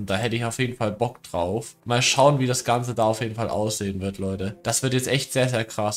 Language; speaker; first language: German; native; German